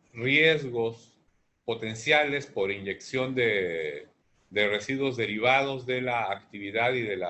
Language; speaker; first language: Spanish; native; Spanish